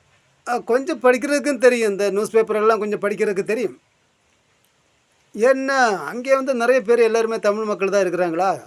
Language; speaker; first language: Tamil; non-native, local second language; Malayalam